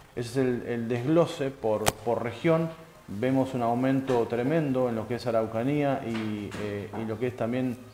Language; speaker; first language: Spanish; native; Spanish